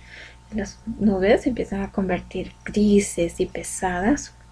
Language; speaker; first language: Spanish; native; Spanish